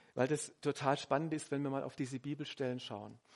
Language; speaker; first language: German; native; German